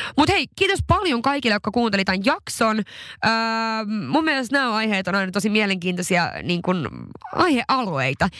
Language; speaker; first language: Finnish; non-native, local second language; Swedish